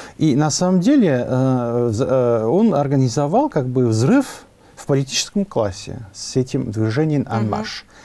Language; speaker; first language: Russian; non-native, fluent; French